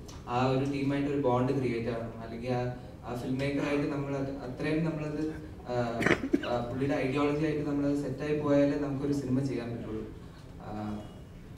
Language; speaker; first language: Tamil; non-native, learner; Malayalam